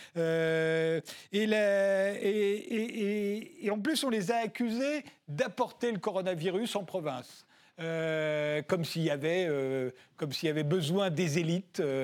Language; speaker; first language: French; native; French